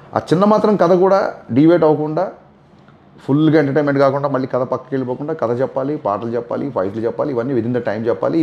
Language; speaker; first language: Telugu; native; Telugu